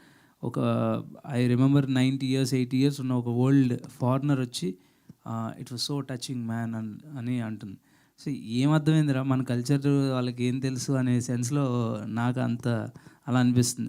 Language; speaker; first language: Telugu; native; Telugu